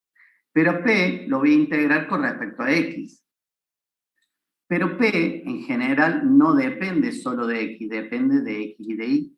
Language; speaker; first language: Spanish; native; Spanish